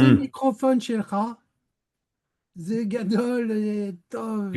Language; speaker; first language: Hebrew; non-native, learner; French